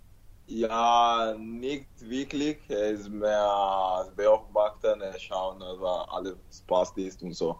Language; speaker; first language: German; non-native, learner; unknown